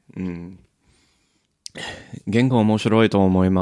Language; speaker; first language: Japanese; non-native, learner; English